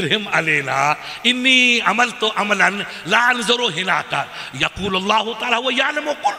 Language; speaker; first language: Arabic; non-native, learner; Urdu